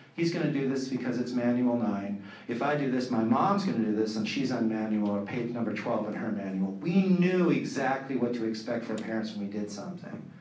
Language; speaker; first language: English; native; English